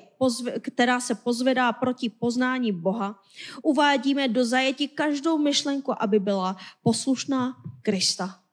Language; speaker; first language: Czech; non-native, fluent; Korean